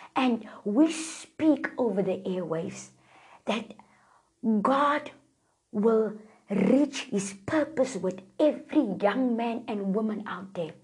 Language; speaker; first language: English; non-native, local second language; Afrikaans